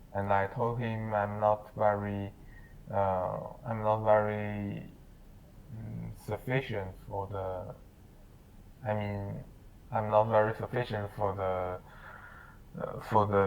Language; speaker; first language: English; non-native, learner; Chinese